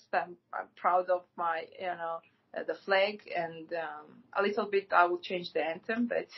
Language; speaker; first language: English; non-native, fluent; Armenian